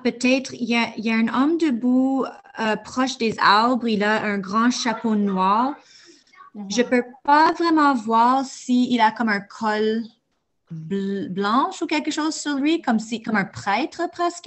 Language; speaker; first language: French; non-native, fluent; English